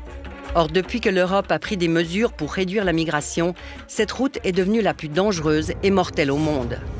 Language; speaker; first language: French; native; French